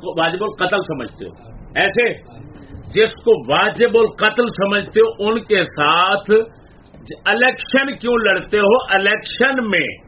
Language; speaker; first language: Urdu; non-native, local second language; Punjabi